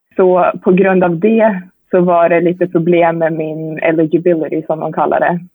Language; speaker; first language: Swedish; native; Swedish